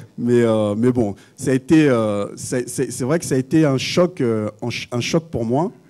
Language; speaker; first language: French; early bilingual, other home language; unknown